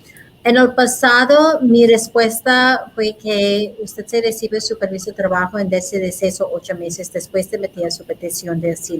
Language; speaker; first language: Spanish; non-native, learner; English